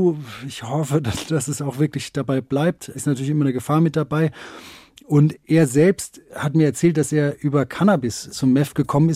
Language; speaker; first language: German; native; German